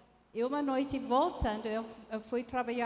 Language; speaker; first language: Portuguese; non-native, fluent; English